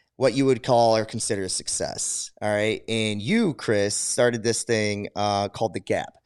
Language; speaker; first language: English; native; English